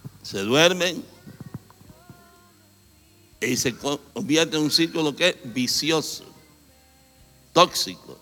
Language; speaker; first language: Spanish; native; Spanish